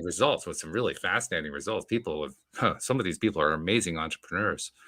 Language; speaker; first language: English; native; English